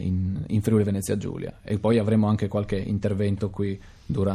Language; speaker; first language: Italian; native; Italian